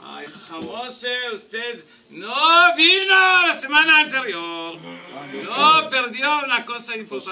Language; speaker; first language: Spanish; non-native, learner; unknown